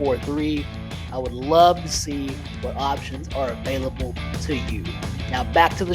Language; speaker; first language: English; native; English